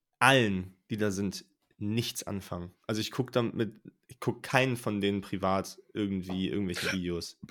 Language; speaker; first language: German; native; German